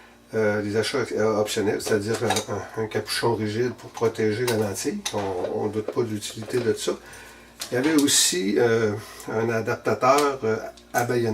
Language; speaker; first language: French; native; French